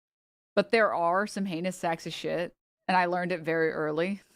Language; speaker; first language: English; native; English